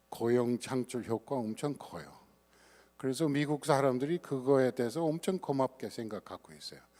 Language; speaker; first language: Korean; non-native, fluent; English